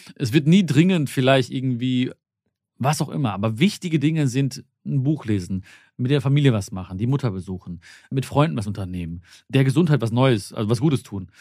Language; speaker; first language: German; early bilingual, other home language; Malayalam